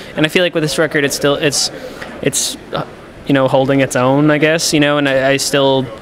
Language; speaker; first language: English; native; English